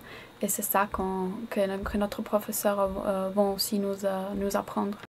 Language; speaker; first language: French; non-native, fluent; Italian